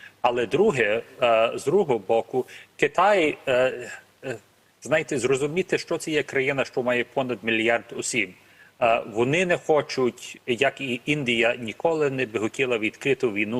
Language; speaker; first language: Ukrainian; early bilingual, heritage; Ukrainian